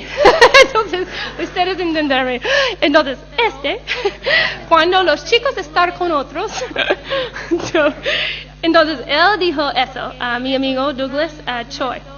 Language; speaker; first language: Spanish; non-native, learner; English